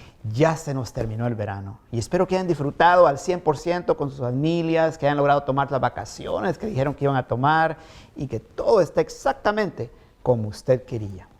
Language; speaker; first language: Spanish; native; Spanish